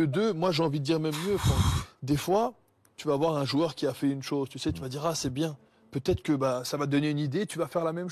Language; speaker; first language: French; native; French